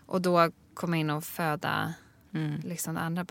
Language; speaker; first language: Swedish; native; Swedish